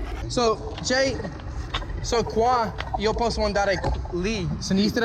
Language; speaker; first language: Italian; non-native, learner; English